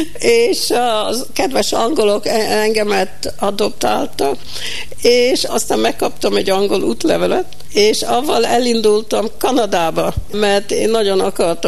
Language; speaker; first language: Hungarian; early bilingual, heritage; Hungarian